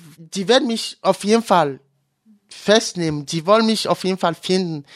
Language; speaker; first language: German; non-native, learner; Ewe